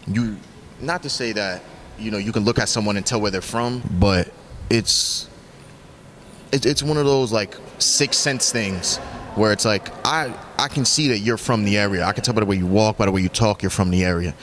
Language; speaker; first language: English; native; English